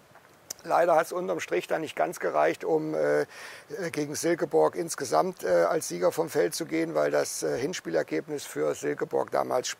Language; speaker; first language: German; native; German